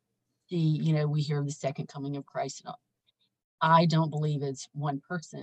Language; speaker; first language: English; native; English